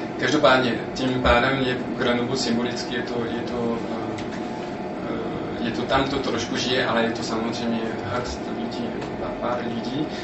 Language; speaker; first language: Czech; non-native, fluent; French